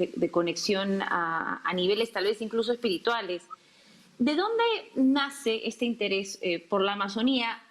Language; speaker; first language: Spanish; native; Spanish